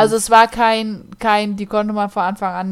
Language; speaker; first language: German; native; German